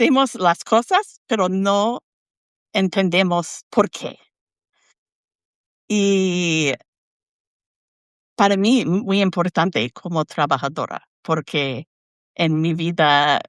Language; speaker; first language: Spanish; non-native, learner; English